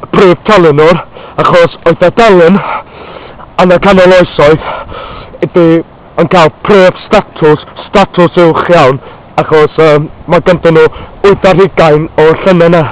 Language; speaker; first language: Welsh; non-native, local second language; English